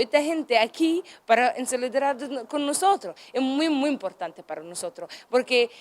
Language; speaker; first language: Spanish; non-native, learner; Arabic